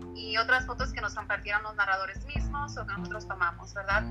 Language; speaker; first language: Spanish; early bilingual, heritage; Spanish